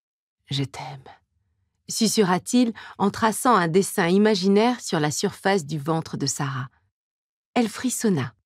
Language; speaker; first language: French; native; French